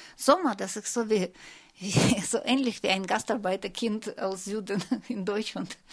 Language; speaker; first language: German; non-native, fluent; Russian